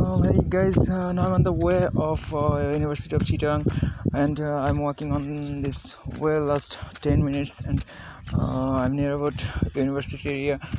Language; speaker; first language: English; non-native, local second language; Bangla